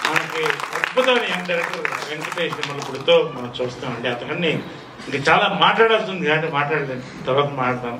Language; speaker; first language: Telugu; native; Telugu